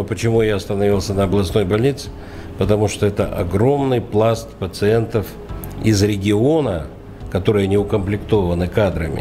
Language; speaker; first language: Russian; native; Russian